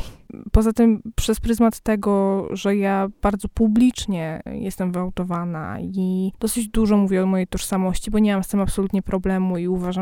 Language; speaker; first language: Polish; native; Polish